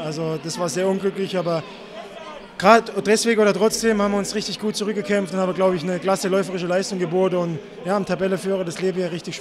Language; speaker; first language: German; native; German